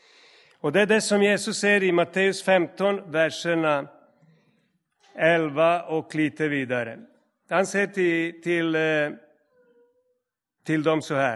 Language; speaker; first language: Swedish; non-native, fluent; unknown